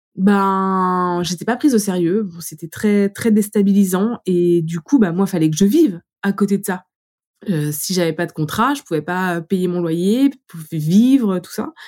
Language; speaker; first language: French; native; French